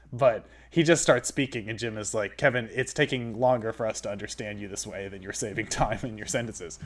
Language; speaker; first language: English; native; English